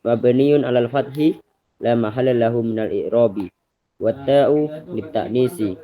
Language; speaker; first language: Arabic; non-native, learner; Indonesian